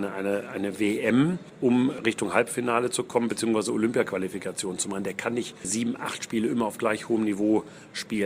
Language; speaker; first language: German; native; German